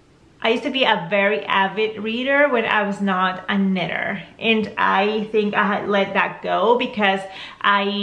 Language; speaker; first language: English; non-native, fluent; Spanish